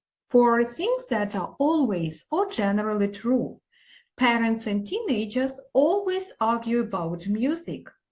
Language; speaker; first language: English; non-native, fluent; Ukrainian